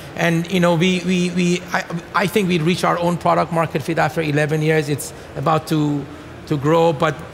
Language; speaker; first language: English; non-native, fluent; Persian